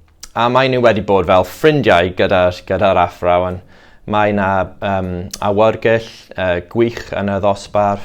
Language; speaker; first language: Welsh; non-native, local second language; English